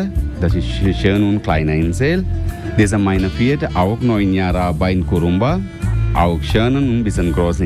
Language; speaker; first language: German; non-native, learner; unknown